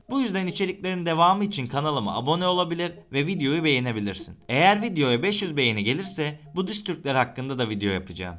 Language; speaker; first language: Turkish; native; Turkish